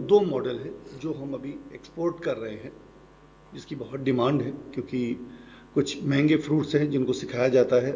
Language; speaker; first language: Hindi; native; Hindi